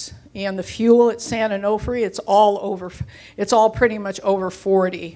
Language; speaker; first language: English; native; English